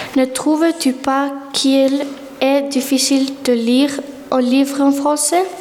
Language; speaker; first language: French; non-native, learner; Albanian